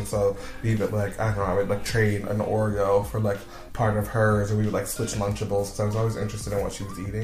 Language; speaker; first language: English; native; English